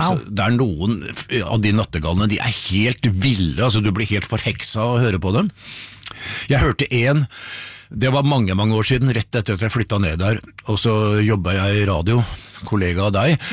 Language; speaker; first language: Norwegian; native; Norwegian